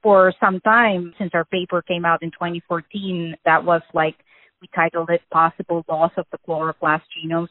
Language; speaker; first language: English; non-native, local second language; Filipino